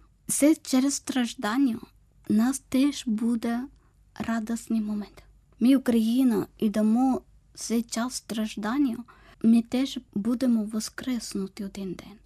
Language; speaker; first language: Ukrainian; non-native, learner; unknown